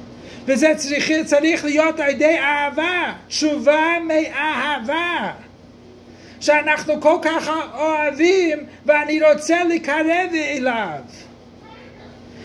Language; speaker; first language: Hebrew; non-native, fluent; English